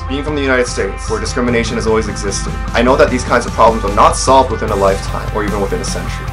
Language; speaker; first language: English; native; English